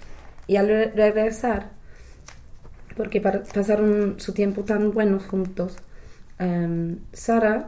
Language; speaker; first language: Spanish; non-native, learner; English